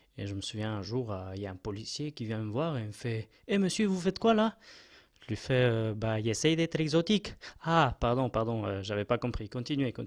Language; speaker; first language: French; non-native, fluent; Spanish